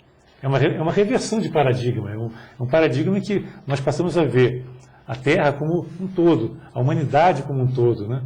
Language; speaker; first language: Portuguese; native; Portuguese